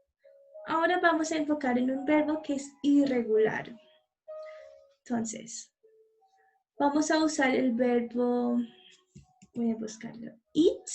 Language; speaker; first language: Spanish; non-native, learner; English